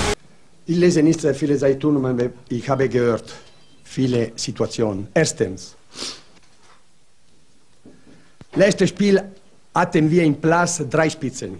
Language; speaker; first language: German; non-native, learner; Italian